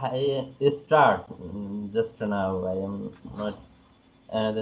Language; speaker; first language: English; non-native, learner; Bangla